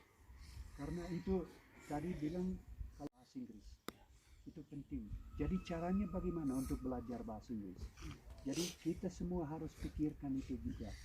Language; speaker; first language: Indonesian; non-native, fluent; English